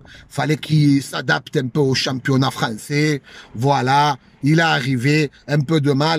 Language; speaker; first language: French; native; French